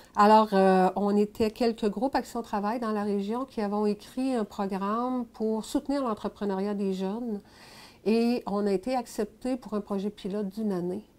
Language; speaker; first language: French; native; French